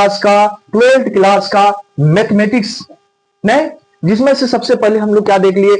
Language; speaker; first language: Hindi; native; Hindi